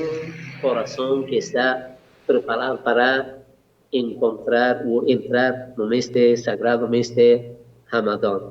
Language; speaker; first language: Portuguese; non-native, learner; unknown